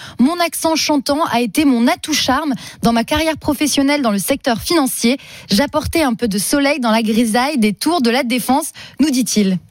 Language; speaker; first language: French; native; French